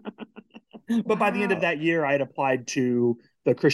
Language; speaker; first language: English; native; English